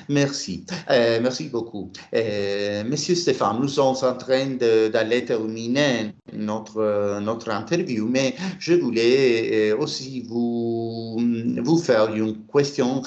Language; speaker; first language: French; non-native, fluent; Italian